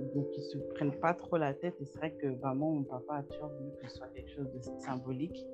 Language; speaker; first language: French; native; French